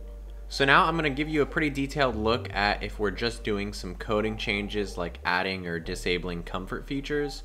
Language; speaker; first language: English; native; English